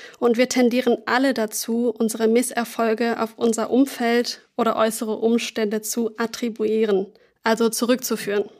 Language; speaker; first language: German; native; German